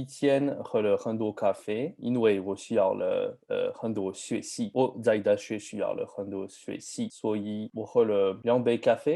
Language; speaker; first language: Chinese; non-native, learner; French